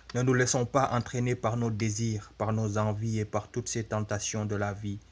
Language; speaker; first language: French; non-native, local second language; Wolof